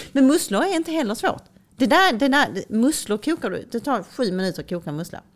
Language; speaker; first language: Swedish; native; Swedish